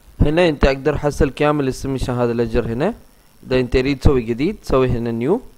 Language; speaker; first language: Arabic; non-native, learner; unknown